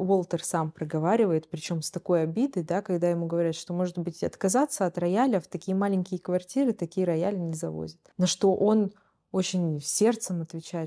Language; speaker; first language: Russian; native; Russian